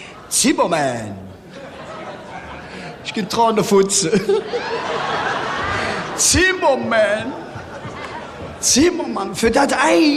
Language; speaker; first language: German; native; German